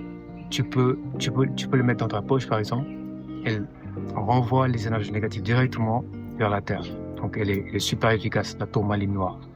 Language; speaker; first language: French; non-native, local second language; Wolof